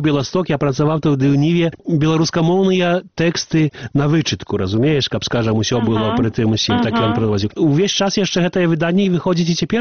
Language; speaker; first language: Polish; non-native, local second language; Belarusian